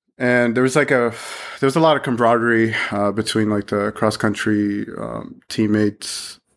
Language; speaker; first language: English; early bilingual, other home language; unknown